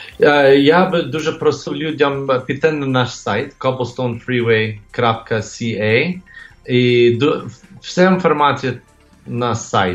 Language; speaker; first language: Ukrainian; early bilingual, heritage; English